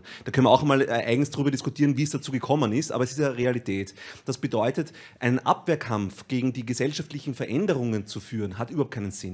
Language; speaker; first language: German; native; German